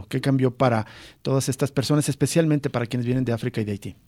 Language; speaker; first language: Spanish; native; Spanish